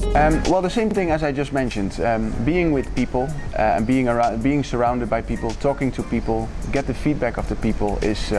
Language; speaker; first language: English; non-native, fluent; Dutch